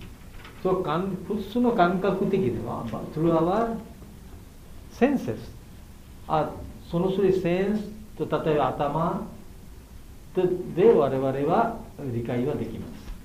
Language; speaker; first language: Japanese; non-native, learner; Bangla